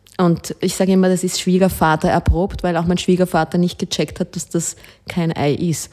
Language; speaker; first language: German; early bilingual, other home language; Spanish